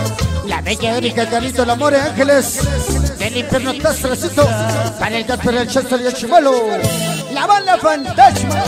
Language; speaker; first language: Spanish; native; Spanish